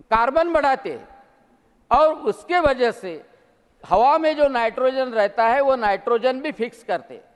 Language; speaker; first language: Hindi; non-native, local second language; Marathi